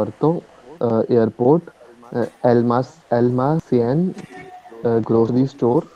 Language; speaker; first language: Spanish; non-native, learner; Hindi